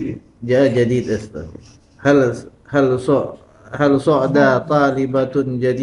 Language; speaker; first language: Arabic; non-native, learner; Indonesian